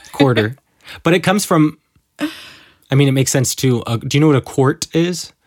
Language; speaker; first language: English; native; English